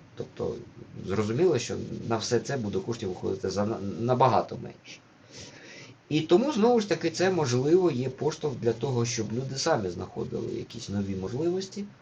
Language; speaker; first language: Ukrainian; non-native, local second language; Russian